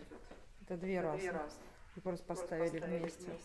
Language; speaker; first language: Russian; native; Russian